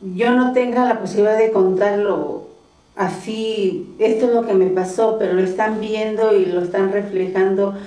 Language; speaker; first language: Spanish; non-native, local second language; Tzotzil